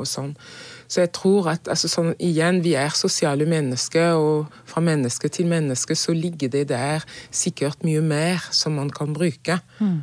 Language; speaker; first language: Norwegian; non-native, fluent; French